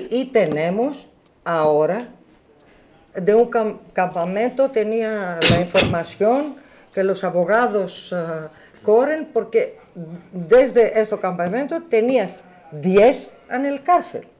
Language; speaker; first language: Spanish; non-native, learner; Greek